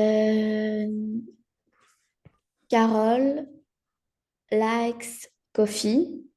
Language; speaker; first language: English; non-native, learner; French